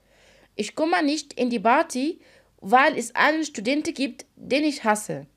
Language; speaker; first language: German; non-native, fluent; Arabic